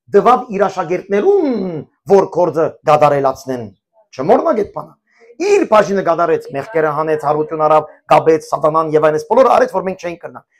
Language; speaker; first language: Armenian; early bilingual, heritage; Armenian